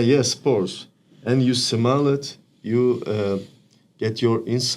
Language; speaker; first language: English; non-native, learner; Turkish